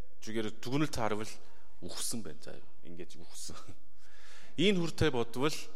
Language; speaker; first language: Mongolian; non-native, fluent; Korean